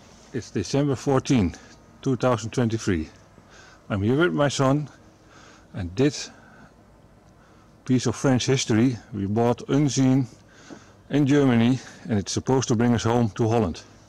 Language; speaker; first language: English; non-native, learner; Dutch